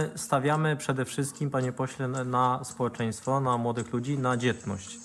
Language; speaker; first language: Polish; native; Polish